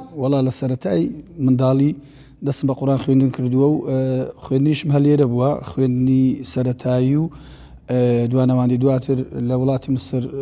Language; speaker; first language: Central Kurdish; native; Central Kurdish